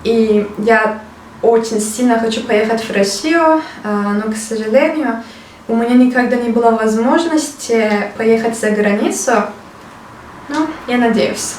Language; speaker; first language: Russian; non-native, learner; Turkish